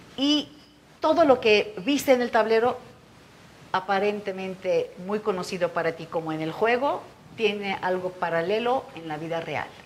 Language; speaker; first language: Spanish; non-native, fluent; Turkish